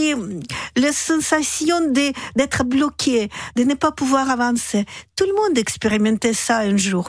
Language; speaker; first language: French; non-native, fluent; Russian